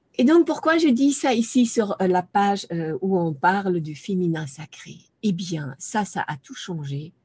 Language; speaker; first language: French; non-native, fluent; German